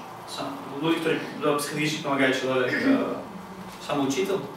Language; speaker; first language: Russian; non-native, learner; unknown